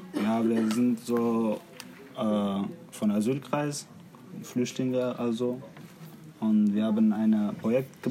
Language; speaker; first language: German; non-native, learner; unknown